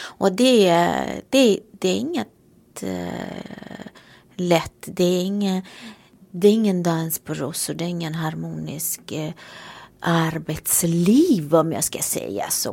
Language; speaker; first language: Swedish; non-native, fluent; Romanian